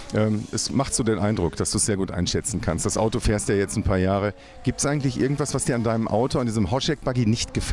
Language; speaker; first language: German; native; German